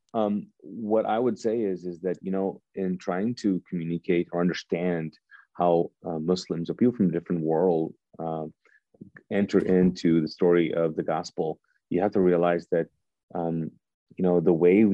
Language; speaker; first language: English; non-native, fluent; Urdu